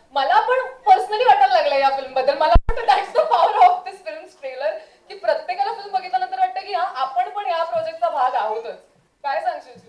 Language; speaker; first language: Marathi; native; Marathi